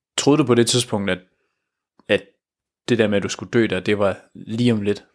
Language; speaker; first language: Danish; native; Danish